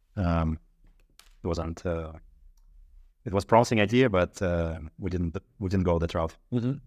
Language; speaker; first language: English; non-native, fluent; Russian